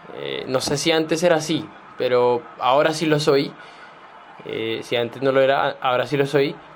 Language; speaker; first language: Spanish; native; Spanish